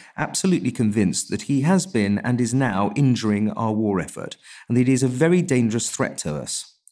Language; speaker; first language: English; native; English